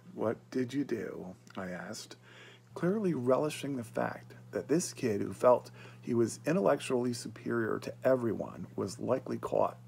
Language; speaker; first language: English; native; English